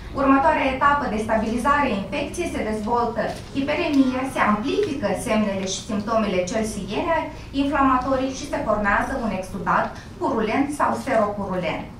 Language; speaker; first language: Romanian; native; Romanian